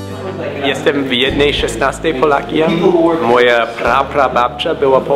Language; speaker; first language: Polish; non-native, fluent; English